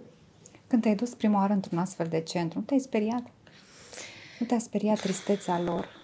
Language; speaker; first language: Romanian; native; Romanian